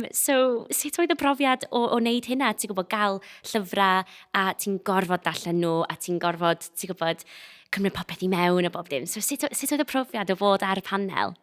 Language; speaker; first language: Welsh; non-native, local second language; English